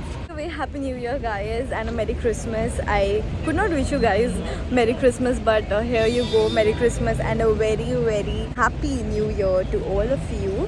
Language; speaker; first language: English; non-native, local second language; Hindi